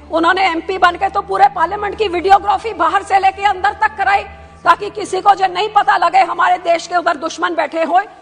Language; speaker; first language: Hindi; non-native, local second language; Punjabi